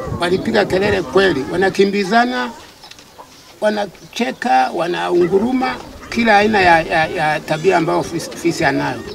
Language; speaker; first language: Swahili; non-native, local second language; Sukuma